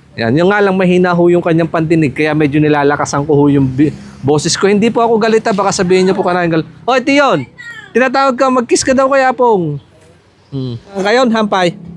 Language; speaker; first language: Filipino; non-native, local second language; Iloko